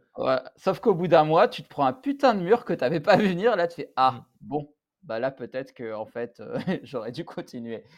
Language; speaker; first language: French; native; French